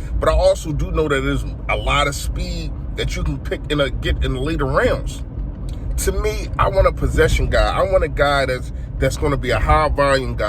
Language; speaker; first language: English; native; English